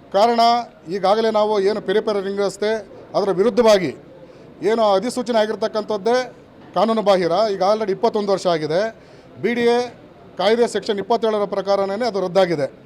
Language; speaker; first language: Kannada; native; Kannada